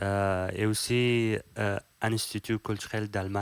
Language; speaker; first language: French; non-native, learner; Persian